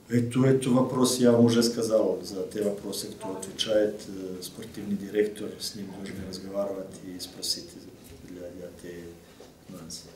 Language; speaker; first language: Russian; non-native, learner; Serbian